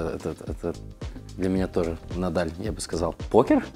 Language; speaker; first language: Russian; early bilingual, heritage; Russian